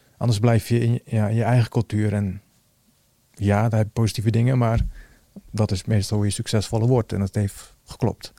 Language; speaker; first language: Dutch; early bilingual, other home language; Bosnian